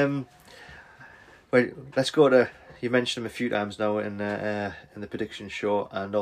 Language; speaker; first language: English; native; English